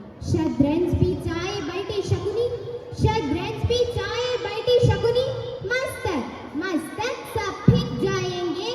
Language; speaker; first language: Hindi; non-native, local second language; Malayalam